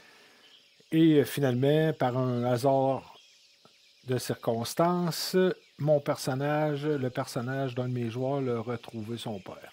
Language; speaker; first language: French; native; French